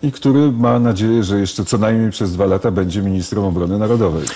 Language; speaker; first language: Polish; native; Polish